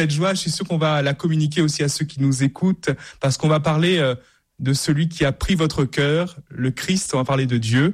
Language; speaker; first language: French; native; French